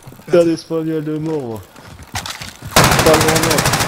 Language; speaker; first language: French; native; French